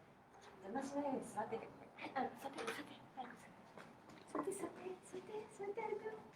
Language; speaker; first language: Japanese; native; Japanese